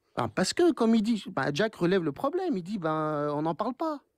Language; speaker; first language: French; non-native, fluent; Turkish